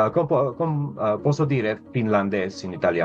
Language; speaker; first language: Italian; non-native, learner; English